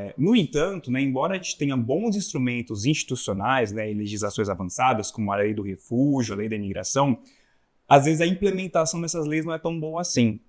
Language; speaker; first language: Portuguese; native; Portuguese